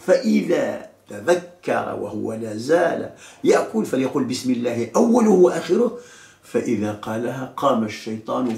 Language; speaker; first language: Arabic; native; Arabic